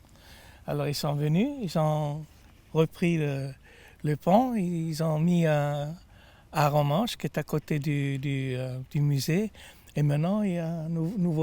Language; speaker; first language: French; non-native, fluent; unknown